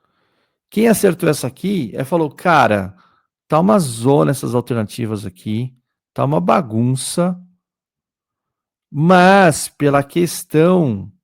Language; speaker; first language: Portuguese; native; Portuguese